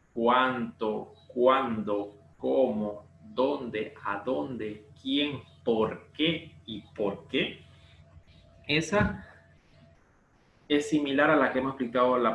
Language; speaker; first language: Spanish; native; Spanish